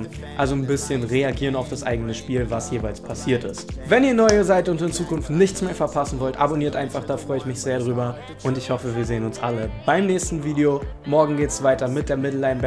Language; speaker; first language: German; native; German